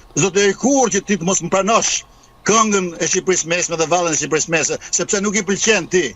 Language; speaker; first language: Albanian; native; Albanian